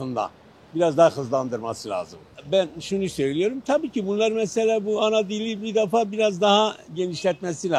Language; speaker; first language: Turkish; non-native, local second language; Kurdish